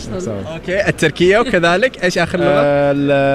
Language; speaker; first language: Arabic; native; Arabic